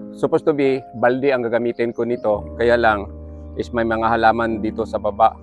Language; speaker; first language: Filipino; non-native, local second language; Cebuano